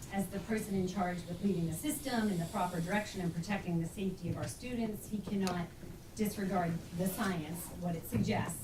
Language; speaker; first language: English; native; English